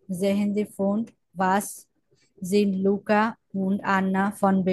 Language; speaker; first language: German; non-native, fluent; Bangla